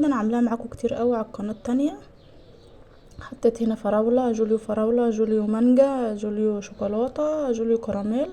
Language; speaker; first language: Arabic; native; Arabic